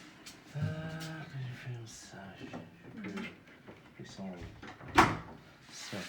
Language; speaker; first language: French; non-native, fluent; Dutch